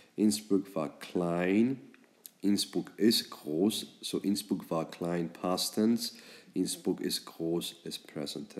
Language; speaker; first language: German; non-native, fluent; English